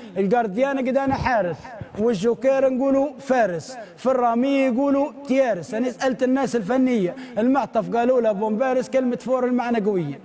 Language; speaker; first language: Arabic; native; Arabic